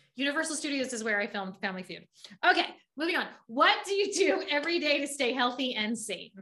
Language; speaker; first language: English; native; English